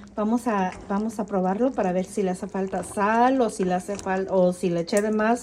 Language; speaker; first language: Spanish; early bilingual, other home language; English